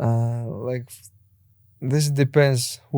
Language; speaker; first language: English; non-native, learner; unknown